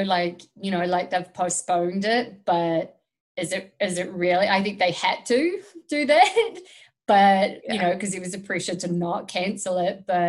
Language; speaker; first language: English; native; English